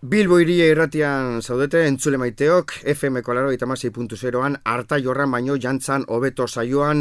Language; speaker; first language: Basque; native; Basque